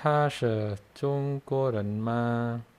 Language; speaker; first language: Chinese; non-native, learner; Indonesian